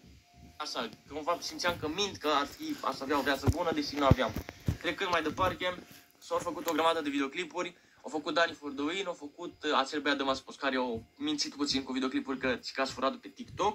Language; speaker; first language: Romanian; native; Romanian